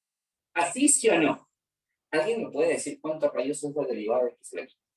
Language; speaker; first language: Spanish; native; Spanish